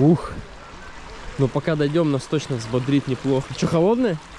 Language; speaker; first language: Russian; native; Russian